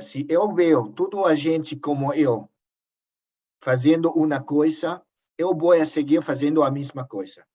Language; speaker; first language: Portuguese; non-native, learner; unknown